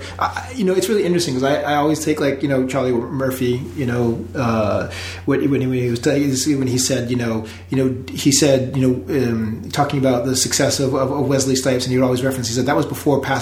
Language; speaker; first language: English; native; English